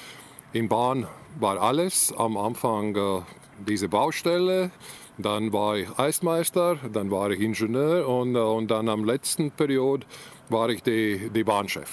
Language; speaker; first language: German; non-native, learner; Latvian